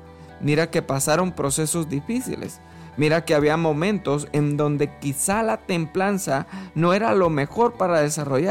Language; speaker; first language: Spanish; native; Spanish